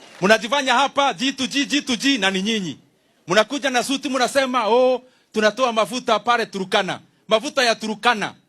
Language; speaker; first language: Swahili; non-native, local second language; Kikuyu